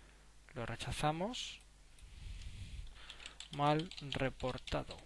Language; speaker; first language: Spanish; native; Spanish